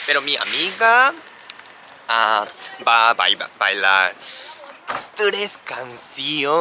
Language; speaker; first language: Spanish; non-native, learner; Japanese